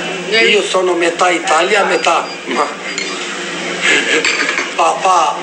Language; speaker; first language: Italian; non-native, learner; Albanian